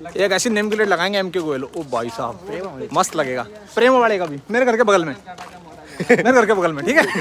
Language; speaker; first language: Hindi; native; Hindi